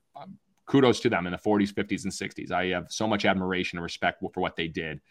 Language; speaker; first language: English; native; English